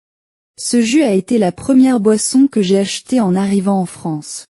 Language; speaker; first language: French; non-native, learner; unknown